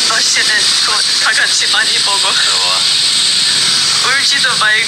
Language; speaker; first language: Korean; non-native, learner; English